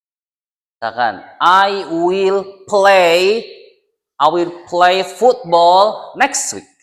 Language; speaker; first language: English; non-native, learner; Indonesian